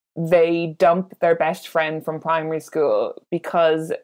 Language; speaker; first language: English; native; English